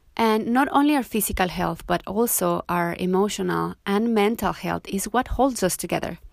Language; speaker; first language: English; non-native, fluent; Spanish